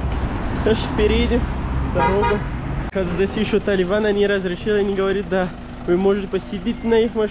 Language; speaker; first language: Russian; non-native, learner; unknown